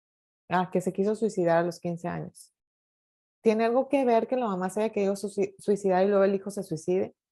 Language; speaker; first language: Spanish; native; Spanish